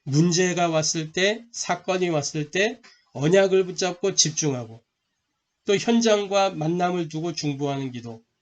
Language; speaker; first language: Korean; native; Korean